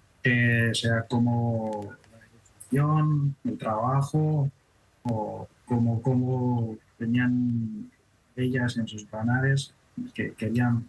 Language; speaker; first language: Spanish; non-native, fluent; Persian